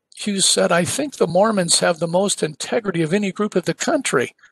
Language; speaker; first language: English; native; English